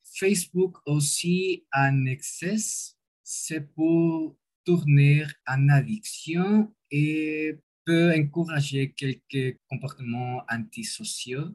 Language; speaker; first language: French; non-native, learner; Spanish